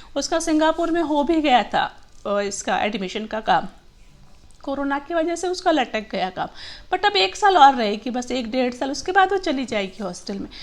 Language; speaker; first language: Hindi; non-native, local second language; Gujarati